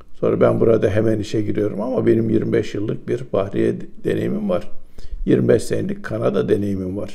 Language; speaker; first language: Turkish; native; Turkish